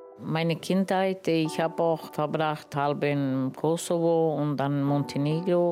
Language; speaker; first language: German; non-native, learner; Romany